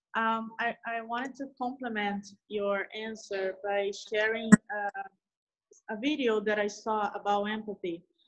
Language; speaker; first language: English; non-native, fluent; Portuguese